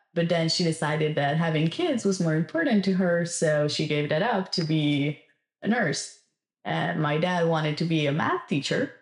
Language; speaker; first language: English; non-native, fluent; Italian